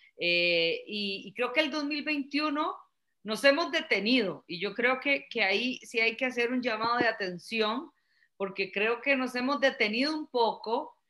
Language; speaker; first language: Spanish; native; Spanish